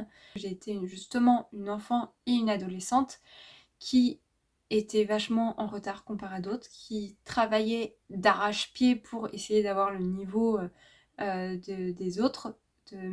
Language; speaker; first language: French; native; French